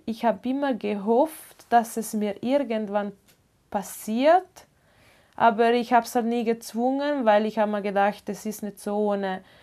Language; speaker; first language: German; non-native, local second language; Ladin